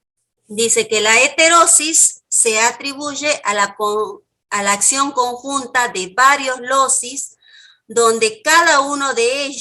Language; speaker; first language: Spanish; native; Spanish